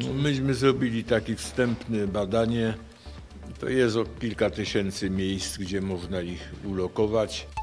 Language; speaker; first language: Polish; native; Polish